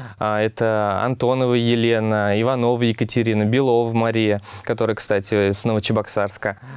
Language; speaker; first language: Russian; native; Russian